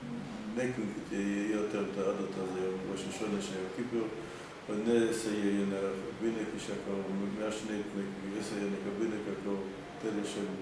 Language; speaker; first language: Hungarian; early bilingual, heritage; Hungarian